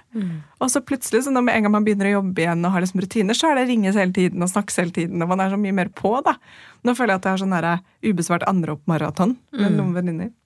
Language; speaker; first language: Norwegian; native; Norwegian